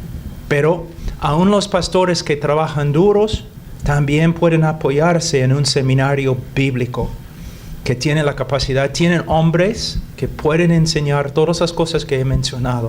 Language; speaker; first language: Spanish; non-native, fluent; English